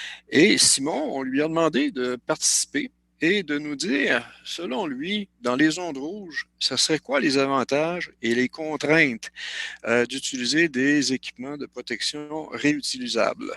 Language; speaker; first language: French; native; French